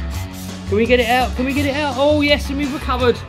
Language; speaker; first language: English; native; English